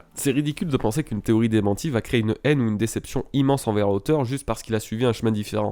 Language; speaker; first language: French; native; French